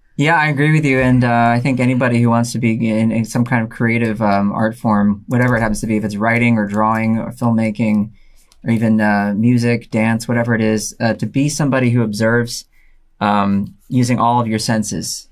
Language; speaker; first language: English; native; English